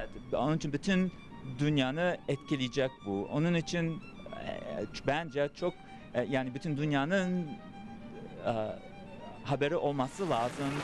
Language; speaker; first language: Turkish; early bilingual, heritage; English